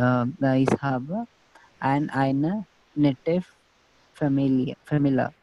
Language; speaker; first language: German; non-native, learner; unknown